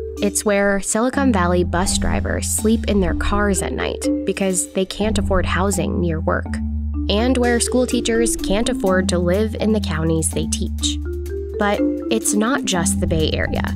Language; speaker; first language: English; native; English